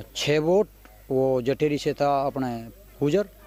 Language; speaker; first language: Hindi; native; Hindi